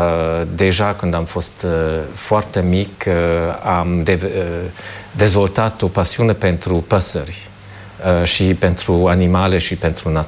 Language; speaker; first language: Romanian; non-native, fluent; German